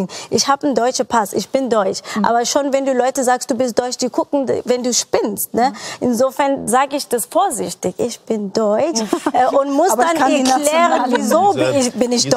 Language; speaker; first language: German; non-native, fluent; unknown